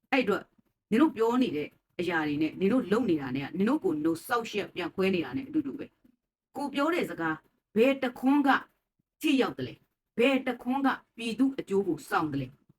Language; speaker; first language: Burmese; native; Burmese